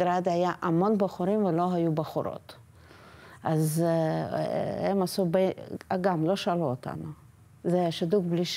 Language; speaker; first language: Hebrew; non-native, fluent; Russian